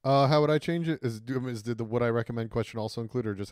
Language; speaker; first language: English; native; English